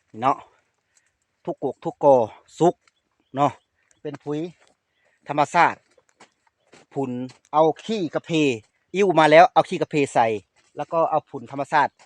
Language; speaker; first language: Thai; non-native, local second language; Lao